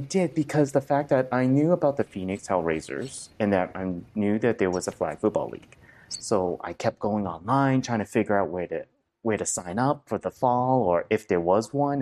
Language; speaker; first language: English; early bilingual, other home language; Cantonese